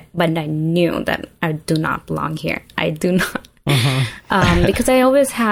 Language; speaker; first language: English; non-native, local second language; Urdu